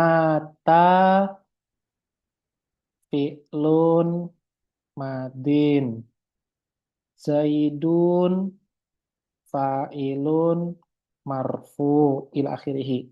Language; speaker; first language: Arabic; non-native, fluent; Indonesian